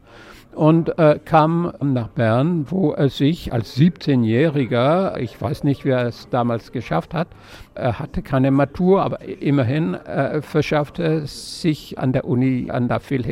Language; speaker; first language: German; non-native, fluent; French